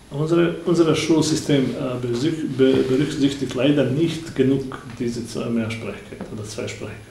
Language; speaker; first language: German; non-native, fluent; Bosnian